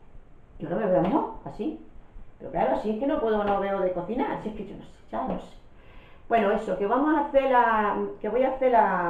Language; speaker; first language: Spanish; native; Spanish